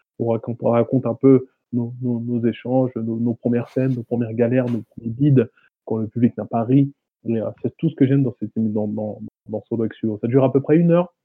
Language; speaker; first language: French; early bilingual, other home language; Wolof